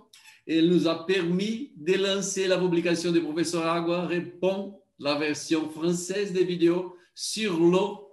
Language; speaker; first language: French; non-native, learner; Portuguese